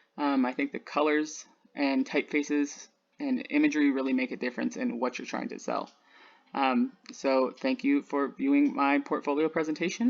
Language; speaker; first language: English; native; English